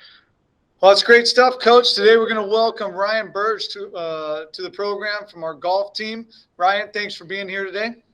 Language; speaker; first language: English; native; English